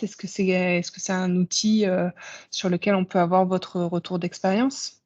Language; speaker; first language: French; native; French